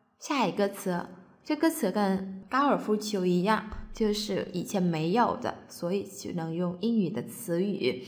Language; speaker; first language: Chinese; non-native, fluent; Vietnamese